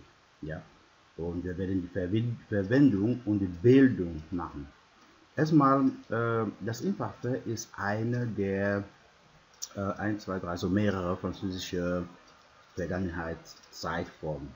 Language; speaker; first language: German; non-native, fluent; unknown